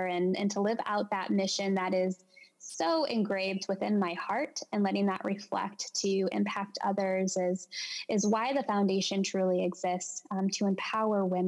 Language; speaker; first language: English; native; English